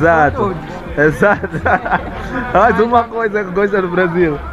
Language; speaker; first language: Portuguese; non-native, local second language; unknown